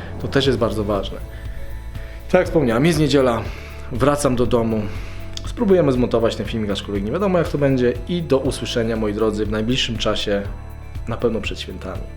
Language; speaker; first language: Polish; native; Polish